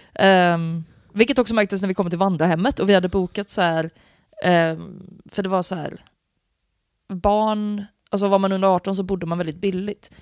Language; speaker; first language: Swedish; native; Swedish